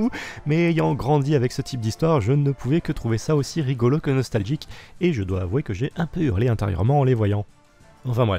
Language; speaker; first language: French; native; French